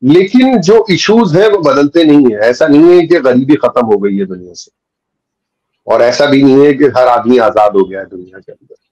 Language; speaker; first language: Hindi; native; Hindi